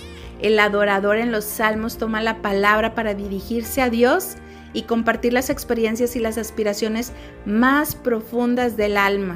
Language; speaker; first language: Spanish; native; Spanish